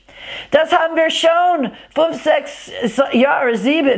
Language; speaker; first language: German; non-native, fluent; English